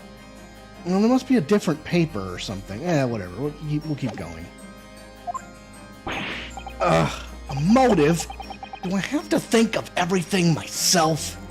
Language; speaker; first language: English; native; English